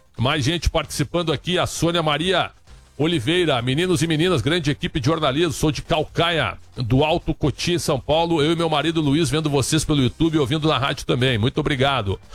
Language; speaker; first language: Portuguese; native; Portuguese